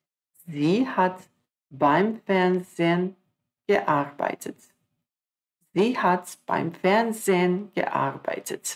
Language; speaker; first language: German; non-native, fluent; Croatian